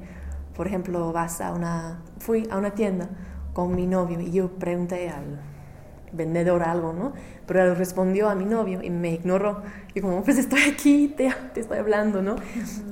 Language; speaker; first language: Spanish; non-native, fluent; English